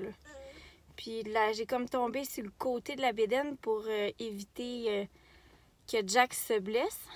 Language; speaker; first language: French; native; French